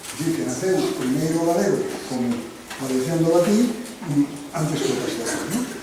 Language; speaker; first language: Galician; non-native, local second language; Spanish